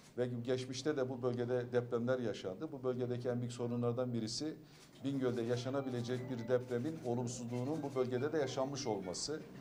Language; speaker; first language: Turkish; native; Turkish